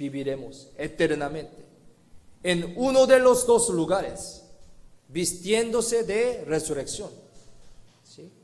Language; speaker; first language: Spanish; non-native, fluent; Korean